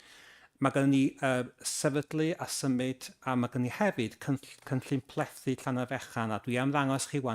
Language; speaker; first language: Welsh; native; Welsh